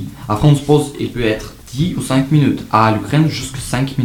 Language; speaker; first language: French; non-native, learner; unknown